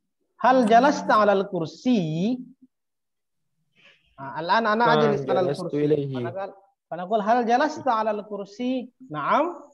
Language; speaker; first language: Arabic; non-native, fluent; Indonesian